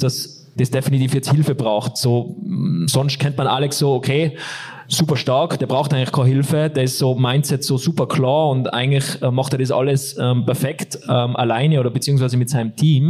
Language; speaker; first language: German; native; German